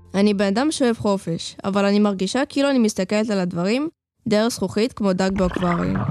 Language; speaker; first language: Hebrew; native; Hebrew